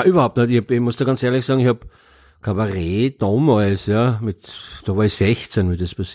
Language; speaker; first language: German; native; German